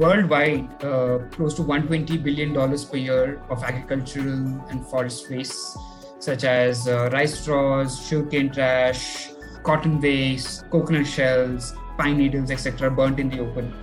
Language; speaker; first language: English; non-native, local second language; Hindi